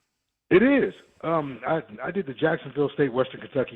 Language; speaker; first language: English; native; English